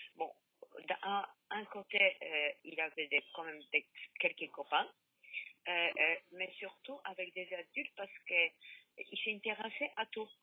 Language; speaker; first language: French; non-native, learner; Polish